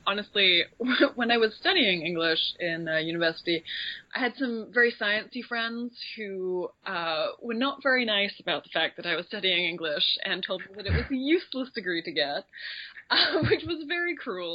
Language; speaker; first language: English; native; English